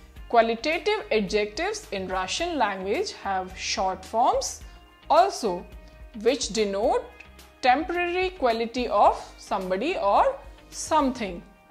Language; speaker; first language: English; non-native, local second language; Hindi